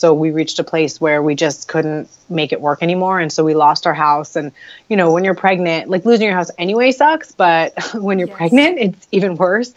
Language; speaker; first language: English; native; English